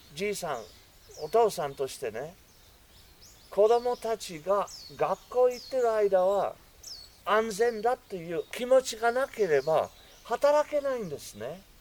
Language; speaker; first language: Japanese; non-native, fluent; English